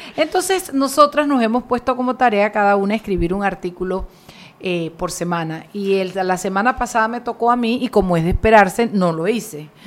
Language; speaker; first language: Spanish; native; Spanish